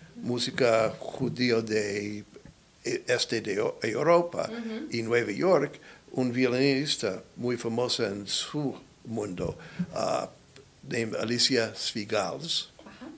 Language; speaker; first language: Spanish; non-native, learner; English